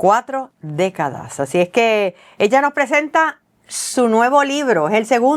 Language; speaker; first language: Spanish; native; Spanish